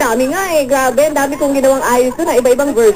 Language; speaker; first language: Filipino; native; Filipino